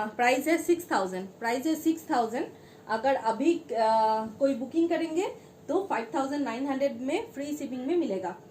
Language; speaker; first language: Hindi; non-native, local second language; Bangla